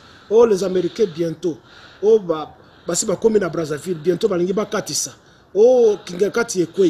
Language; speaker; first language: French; non-native, local second language; Lingala